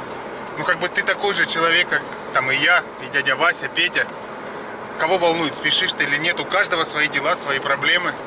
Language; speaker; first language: Russian; native; Russian